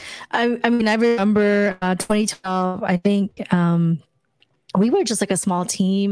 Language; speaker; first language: English; early bilingual, other home language; Khmer